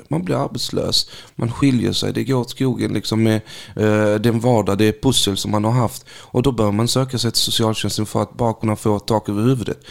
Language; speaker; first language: Swedish; early bilingual, other home language; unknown